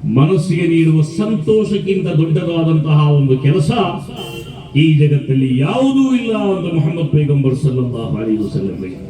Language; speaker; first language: Kannada; non-native, local second language; Badaga